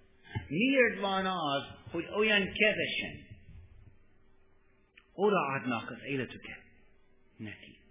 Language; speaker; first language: Hungarian; non-native, learner; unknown